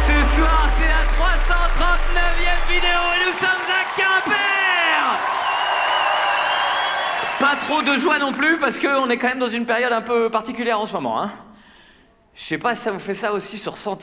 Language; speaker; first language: French; native; French